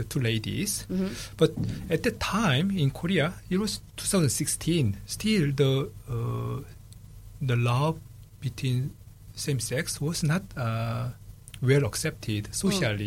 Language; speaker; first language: English; non-native, fluent; Korean